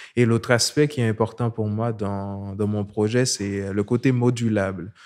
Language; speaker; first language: French; non-native, local second language; Haitian Creole